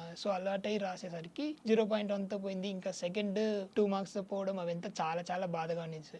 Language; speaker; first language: Telugu; non-native, local second language; Tamil